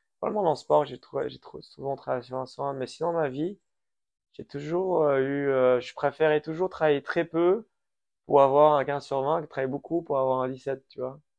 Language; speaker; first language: French; early bilingual, other home language; Persian